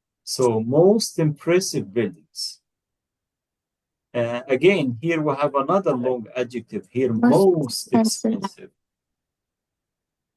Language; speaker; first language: English; non-native, fluent; Arabic